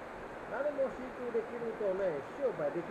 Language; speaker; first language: Japanese; non-native, fluent; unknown